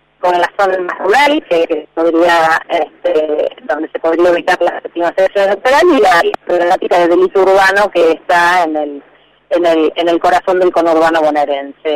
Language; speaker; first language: Spanish; native; Spanish